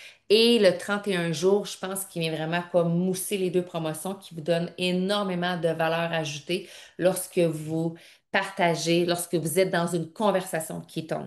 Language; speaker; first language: French; native; French